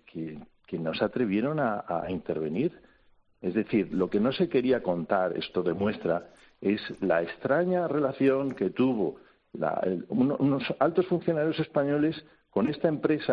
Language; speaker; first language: Spanish; native; Spanish